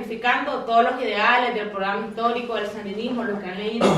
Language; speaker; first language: Spanish; native; Spanish